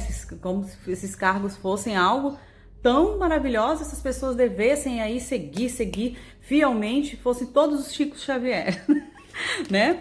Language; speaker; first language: Portuguese; native; Portuguese